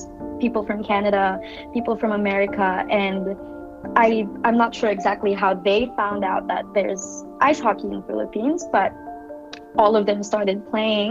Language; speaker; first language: English; non-native, local second language; Filipino